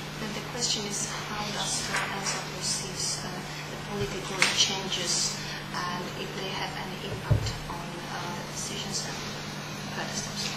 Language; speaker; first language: English; non-native, learner; Polish